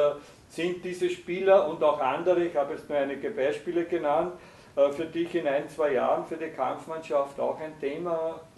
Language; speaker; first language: German; native; German